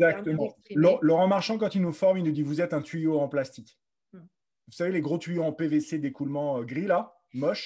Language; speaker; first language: French; native; French